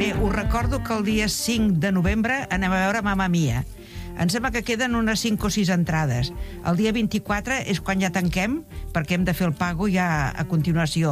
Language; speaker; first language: Catalan; native; Catalan